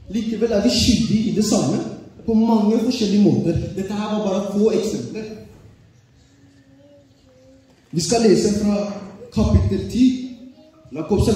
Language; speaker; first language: Norwegian; early bilingual, other home language; Oromo